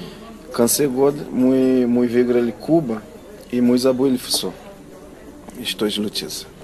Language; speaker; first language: Russian; non-native, learner; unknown